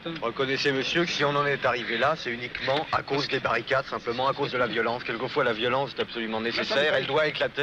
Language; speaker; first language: French; native; French